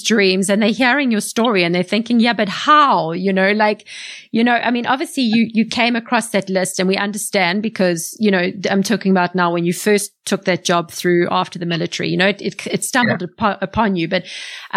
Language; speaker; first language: English; native; English